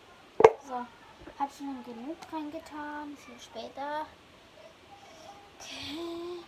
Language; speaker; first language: German; early bilingual, heritage; German